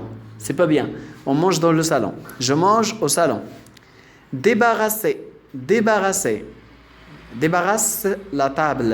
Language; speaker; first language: French; non-native, local second language; Arabic